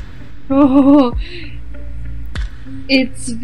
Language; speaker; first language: English; non-native, learner; Polish